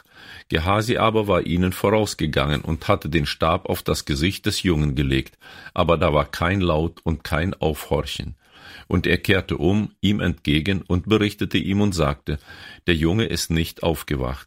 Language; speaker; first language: German; native; German